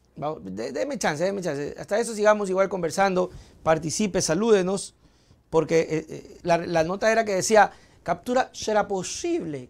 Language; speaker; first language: Spanish; native; Spanish